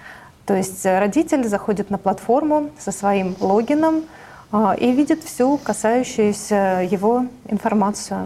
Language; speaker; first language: Russian; native; Russian